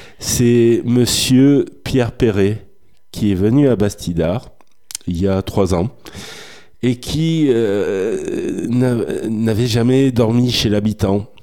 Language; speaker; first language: French; native; French